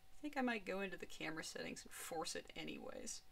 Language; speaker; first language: English; native; English